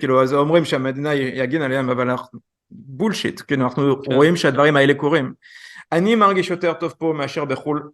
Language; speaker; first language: Hebrew; non-native, fluent; French